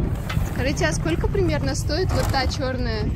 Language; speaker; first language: Russian; native; Russian